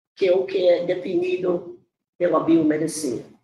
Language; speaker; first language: Portuguese; non-native, fluent; English